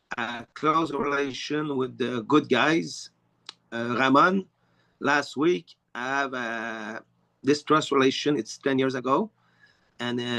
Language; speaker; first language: English; non-native, learner; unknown